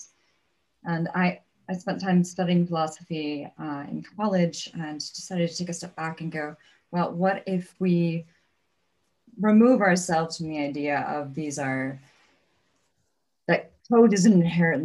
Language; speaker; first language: English; native; English